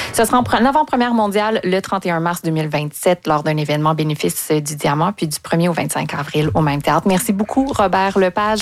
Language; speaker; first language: French; native; French